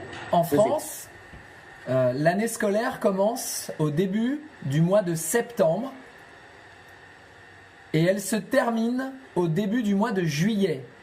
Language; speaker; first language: French; native; French